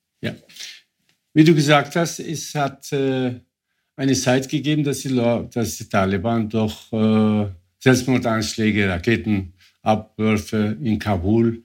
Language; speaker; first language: German; non-native, fluent; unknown